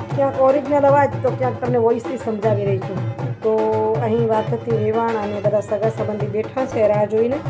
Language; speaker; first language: Gujarati; native; Gujarati